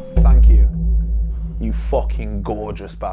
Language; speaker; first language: English; native; English